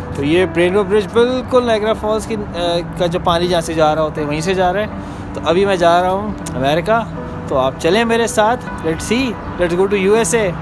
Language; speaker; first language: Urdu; native; Urdu